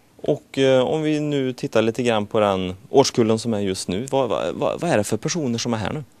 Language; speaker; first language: Swedish; native; Swedish